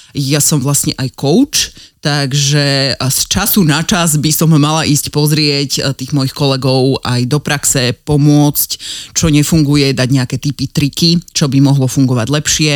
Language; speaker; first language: Slovak; native; Slovak